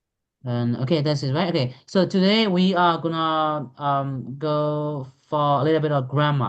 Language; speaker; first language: English; non-native, fluent; Burmese